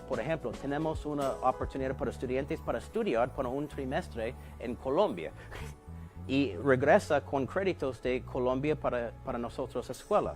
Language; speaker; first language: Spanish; non-native, learner; English